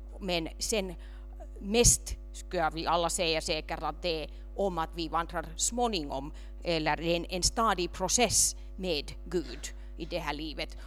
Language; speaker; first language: Swedish; non-native, local second language; Finnish